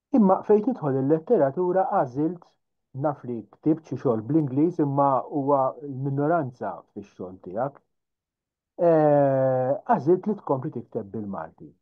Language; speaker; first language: Maltese; native; Maltese